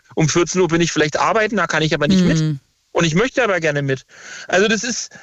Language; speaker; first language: German; native; German